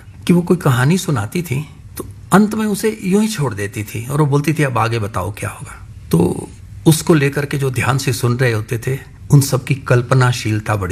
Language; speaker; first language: Hindi; non-native, local second language; Punjabi